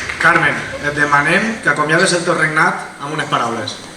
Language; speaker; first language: Catalan; native; Catalan